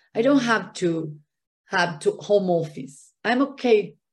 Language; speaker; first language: English; non-native, fluent; Spanish